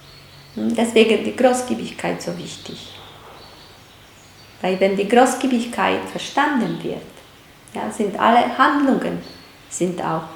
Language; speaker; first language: German; non-native, fluent; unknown